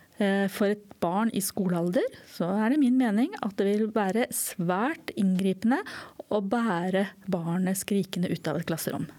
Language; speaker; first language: Norwegian; native; Norwegian